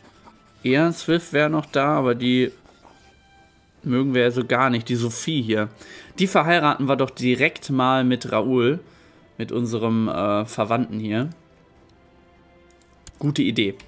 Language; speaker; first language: German; native; German